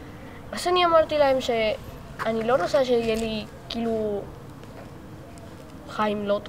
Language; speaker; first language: Hebrew; non-native, learner; Spanish